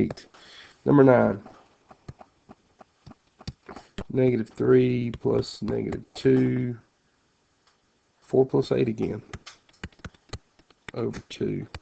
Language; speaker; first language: English; native; English